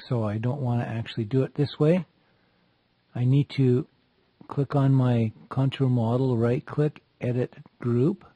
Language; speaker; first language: English; native; English